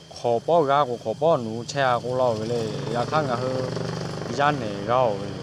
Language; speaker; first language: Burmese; non-native, local second language; Lahu